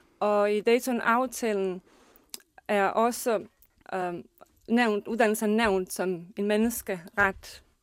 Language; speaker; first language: Danish; non-native, fluent; Bosnian